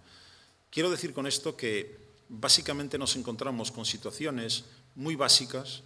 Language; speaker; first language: Spanish; native; Spanish